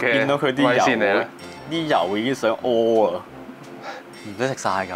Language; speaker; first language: Chinese; native; Chinese